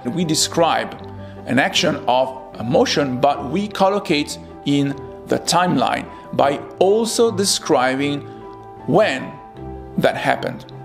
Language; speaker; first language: English; non-native, fluent; Italian